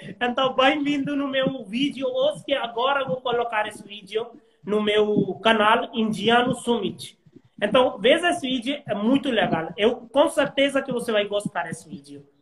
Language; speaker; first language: Portuguese; non-native, learner; Hindi